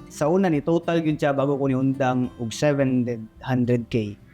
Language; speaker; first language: Cebuano; native; Cebuano